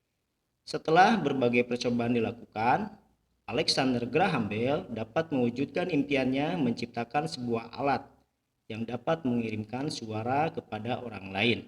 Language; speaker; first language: Indonesian; native; Indonesian